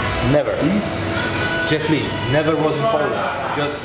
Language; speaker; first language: English; non-native, learner; Polish